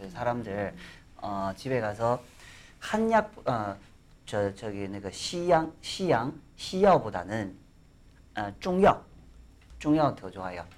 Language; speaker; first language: Korean; non-native, fluent; Chinese